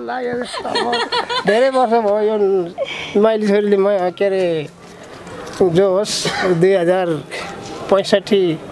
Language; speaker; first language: Nepali; non-native, local second language; Eastern Tamang